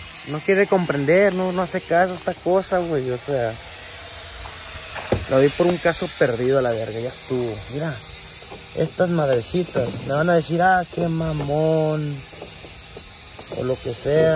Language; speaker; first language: Spanish; early bilingual, heritage; Spanish